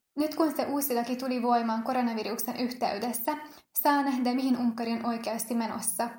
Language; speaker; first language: Finnish; non-native, fluent; Hungarian